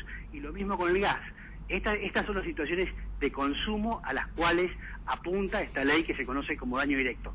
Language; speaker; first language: Spanish; native; Spanish